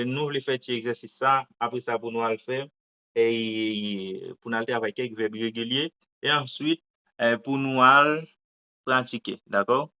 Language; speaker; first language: French; non-native, local second language; Haitian Creole